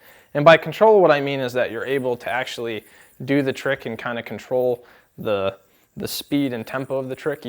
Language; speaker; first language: English; native; English